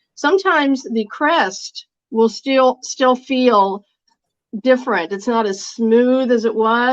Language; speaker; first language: English; native; English